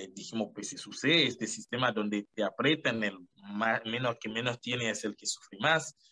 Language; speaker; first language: Spanish; non-native, fluent; Haitian Creole